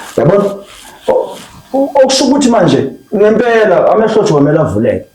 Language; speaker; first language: Zulu; non-native, local second language; Xhosa